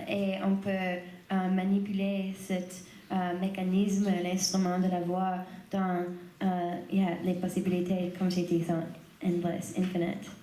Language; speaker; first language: French; non-native, learner; English